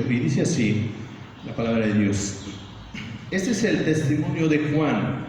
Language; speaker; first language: Spanish; native; Spanish